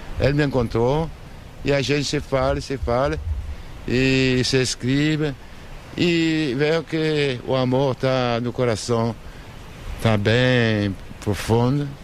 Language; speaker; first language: Portuguese; non-native, learner; French